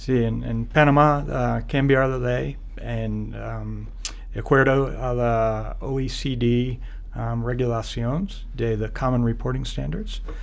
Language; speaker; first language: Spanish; non-native, learner; English